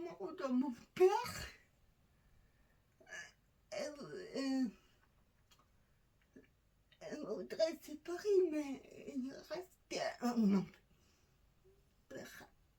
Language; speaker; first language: French; non-native, learner; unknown